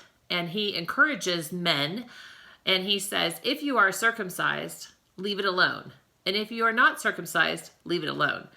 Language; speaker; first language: English; native; English